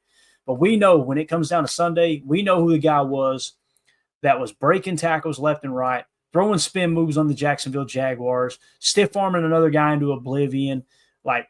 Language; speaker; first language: English; native; English